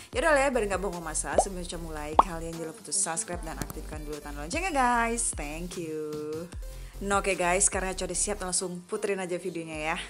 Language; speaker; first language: Indonesian; native; Indonesian